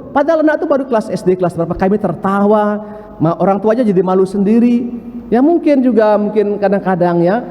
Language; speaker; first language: Indonesian; native; Indonesian